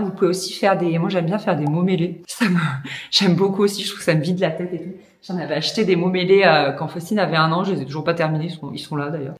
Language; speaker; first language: French; native; French